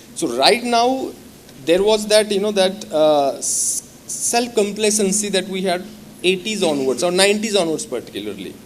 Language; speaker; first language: English; non-native, local second language; Marathi